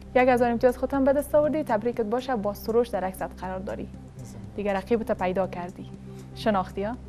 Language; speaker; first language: Persian; native; Persian